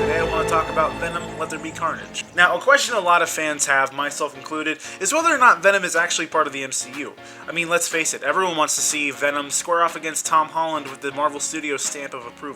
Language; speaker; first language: English; native; English